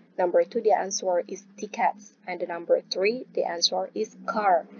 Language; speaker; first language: English; non-native, fluent; Indonesian